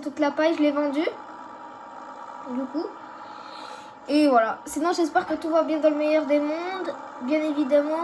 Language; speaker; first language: French; native; French